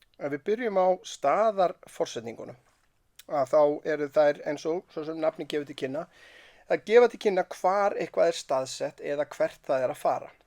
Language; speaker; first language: Icelandic; native; Icelandic